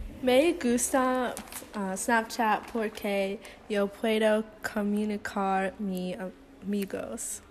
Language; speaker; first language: Spanish; non-native, learner; English